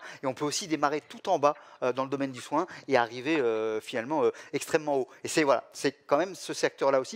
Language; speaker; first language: French; native; French